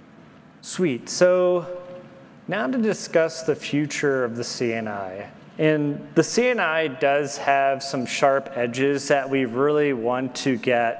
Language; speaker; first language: English; native; English